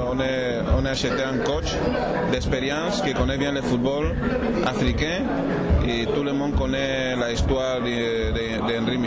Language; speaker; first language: French; non-native, learner; Spanish